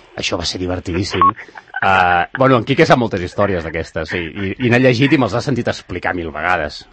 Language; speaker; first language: Catalan; native; Catalan